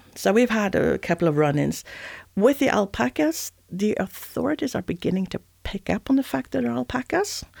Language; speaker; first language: English; non-native, fluent; Swedish